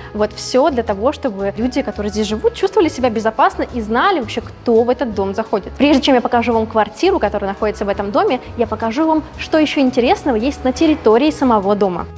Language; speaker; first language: Russian; native; Russian